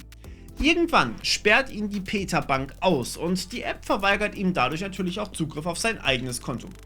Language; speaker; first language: German; native; German